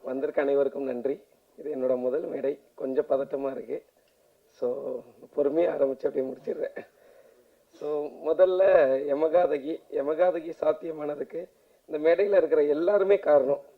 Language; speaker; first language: Tamil; native; Tamil